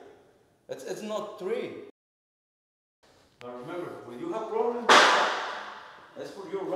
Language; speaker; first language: English; non-native, learner; Spanish